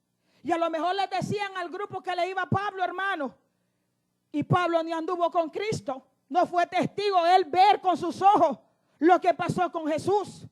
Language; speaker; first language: Spanish; native; Spanish